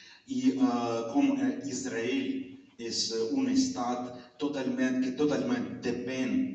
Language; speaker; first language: Catalan; non-native, fluent; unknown